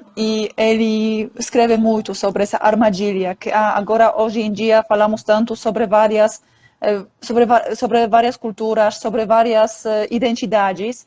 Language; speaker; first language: Portuguese; non-native, fluent; Polish